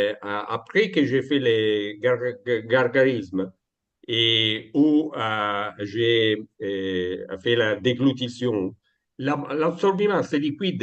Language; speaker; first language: French; non-native, learner; Italian